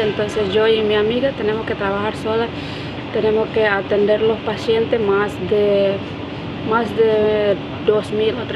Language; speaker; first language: Spanish; non-native, learner; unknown